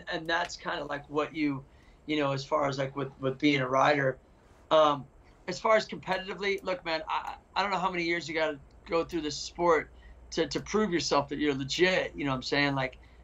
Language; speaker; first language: English; native; English